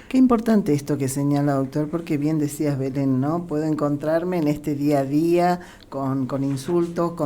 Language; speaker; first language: Spanish; native; Spanish